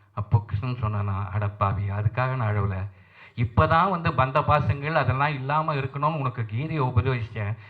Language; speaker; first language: Tamil; non-native, local second language; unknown